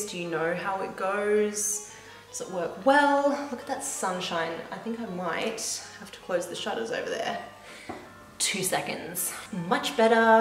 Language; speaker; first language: English; native; English